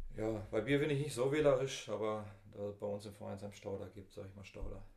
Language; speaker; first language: German; native; German